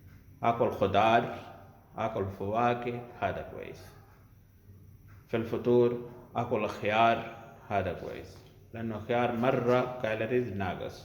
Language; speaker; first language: Arabic; non-native, learner; Urdu